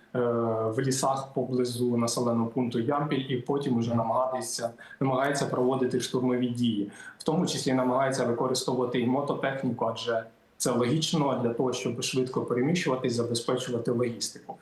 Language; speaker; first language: Ukrainian; native; Ukrainian